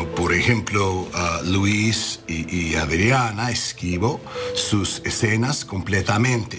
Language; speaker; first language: Spanish; non-native, learner; English